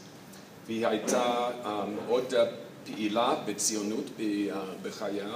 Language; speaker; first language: Hebrew; non-native, fluent; English